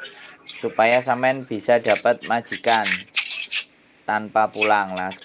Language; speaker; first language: Indonesian; non-native, local second language; Javanese